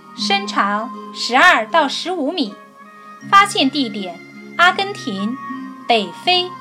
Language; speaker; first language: Chinese; native; Chinese